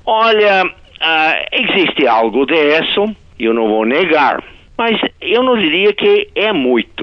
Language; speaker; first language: Portuguese; non-native, fluent; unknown